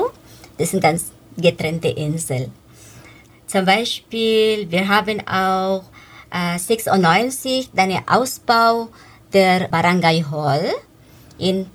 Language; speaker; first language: German; non-native, fluent; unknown